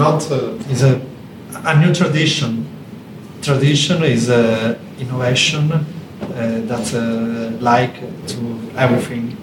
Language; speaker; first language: English; non-native, learner; Italian